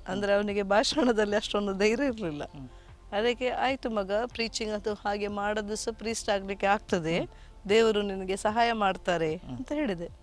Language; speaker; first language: Kannada; non-native, local second language; Konkani